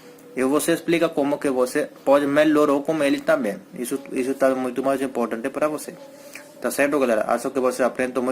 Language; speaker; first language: Portuguese; non-native, learner; Hindi